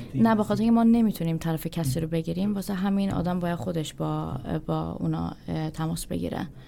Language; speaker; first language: Persian; early bilingual, heritage; Persian